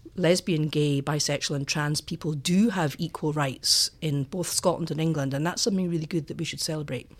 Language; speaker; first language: English; native; English